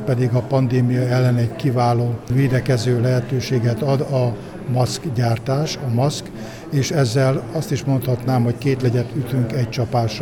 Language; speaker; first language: Hungarian; native; Hungarian